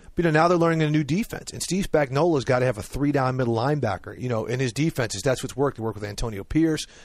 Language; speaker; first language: English; native; English